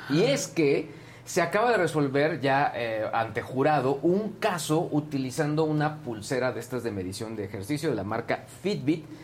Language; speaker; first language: Spanish; native; Spanish